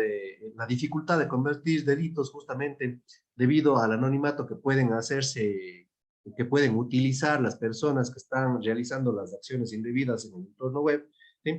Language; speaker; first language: Spanish; native; Spanish